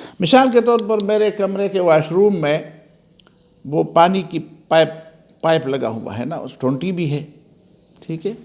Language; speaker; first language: Urdu; non-native, local second language; Pashto